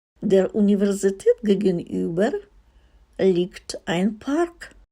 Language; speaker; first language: German; non-native, fluent; Ukrainian